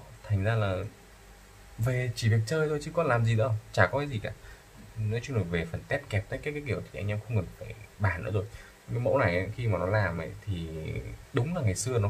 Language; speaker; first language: Vietnamese; native; Vietnamese